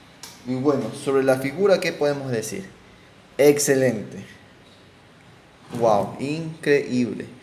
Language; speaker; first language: Spanish; native; Spanish